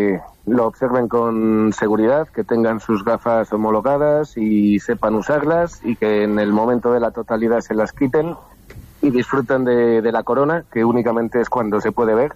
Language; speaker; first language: Spanish; native; Spanish